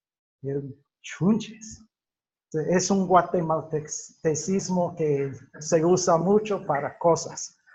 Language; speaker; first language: Spanish; non-native, fluent; English